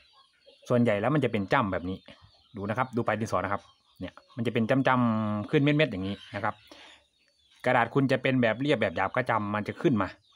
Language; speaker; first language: Thai; native; Thai